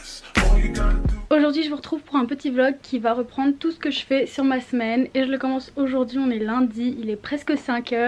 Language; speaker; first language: French; native; French